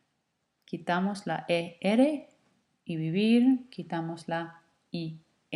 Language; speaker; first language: Spanish; non-native, fluent; English